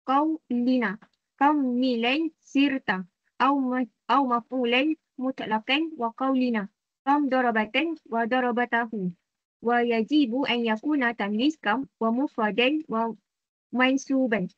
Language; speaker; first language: Arabic; non-native, learner; Malay